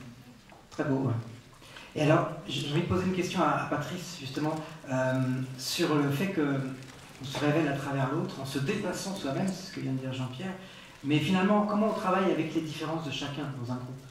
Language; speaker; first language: French; native; French